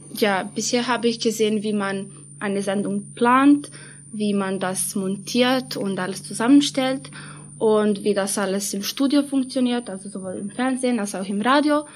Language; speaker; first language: German; non-native, fluent; Serbian